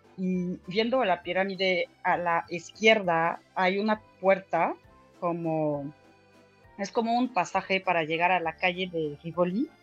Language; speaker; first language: Spanish; non-native, fluent; French